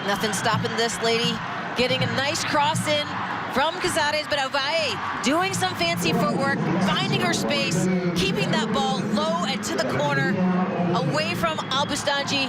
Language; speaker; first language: English; native; English